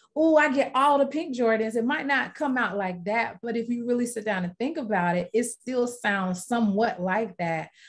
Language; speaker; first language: English; native; English